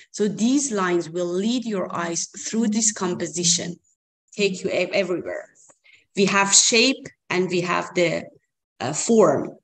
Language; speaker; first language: English; non-native, fluent; Persian